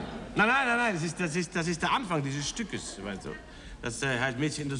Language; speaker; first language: German; non-native, fluent; Dutch